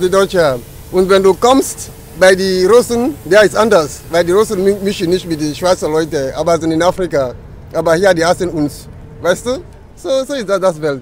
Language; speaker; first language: German; non-native, learner; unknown